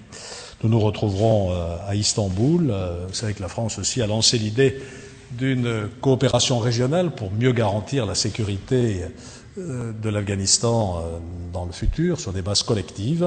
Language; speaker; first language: French; native; French